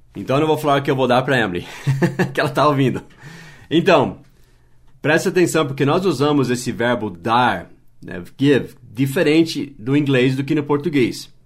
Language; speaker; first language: Portuguese; non-native, fluent; English